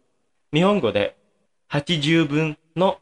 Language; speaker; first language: Japanese; non-native, fluent; Indonesian